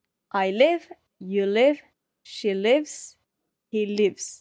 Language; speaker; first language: English; non-native, learner; Spanish